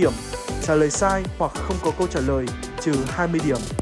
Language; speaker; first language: Vietnamese; native; Vietnamese